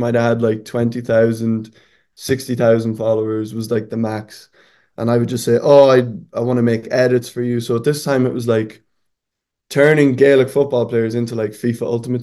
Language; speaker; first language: English; native; English